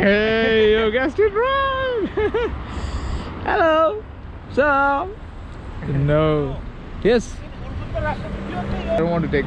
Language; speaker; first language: English; non-native, local second language; Malayalam